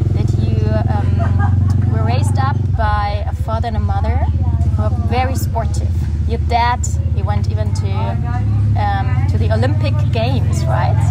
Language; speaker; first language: English; non-native, fluent; German